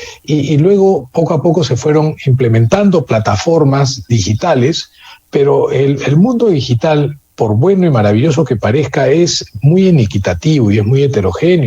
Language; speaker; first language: Spanish; native; Spanish